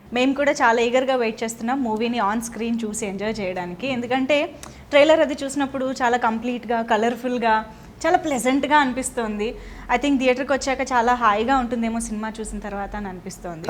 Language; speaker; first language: Telugu; native; Telugu